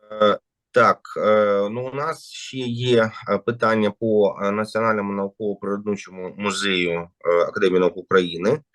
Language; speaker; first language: Ukrainian; non-native, local second language; Russian